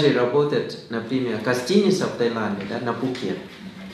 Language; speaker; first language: Russian; non-native, fluent; Thai